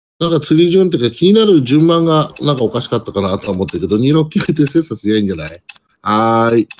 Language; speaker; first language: Japanese; native; Japanese